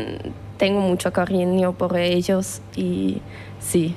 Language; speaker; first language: Spanish; non-native, fluent; German